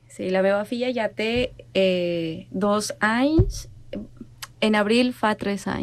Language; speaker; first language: Catalan; non-native, learner; Spanish